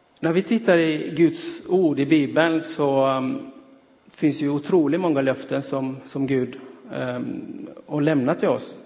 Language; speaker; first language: Swedish; non-native, fluent; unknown